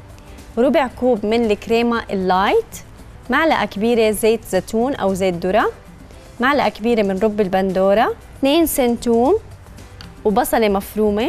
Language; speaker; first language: Arabic; native; Arabic